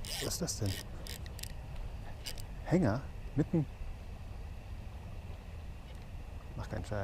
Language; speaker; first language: German; native; German